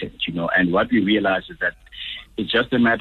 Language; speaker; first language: English; non-native, local second language; Tswana